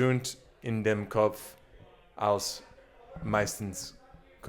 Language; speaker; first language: German; non-native, learner; English